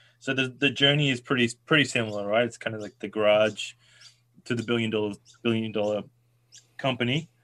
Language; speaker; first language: English; native; English